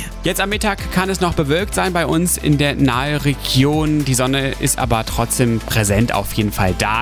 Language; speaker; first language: German; native; German